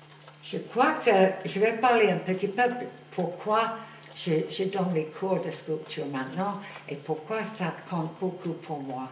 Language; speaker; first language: French; non-native, fluent; English